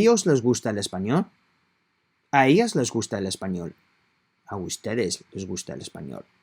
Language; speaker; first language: Spanish; non-native, fluent; English